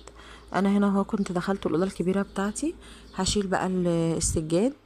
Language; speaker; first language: Arabic; native; Arabic